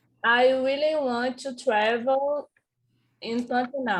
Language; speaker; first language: English; non-native, learner; Portuguese